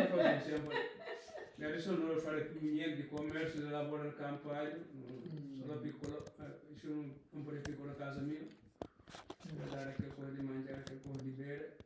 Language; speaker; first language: Italian; non-native, learner; Punjabi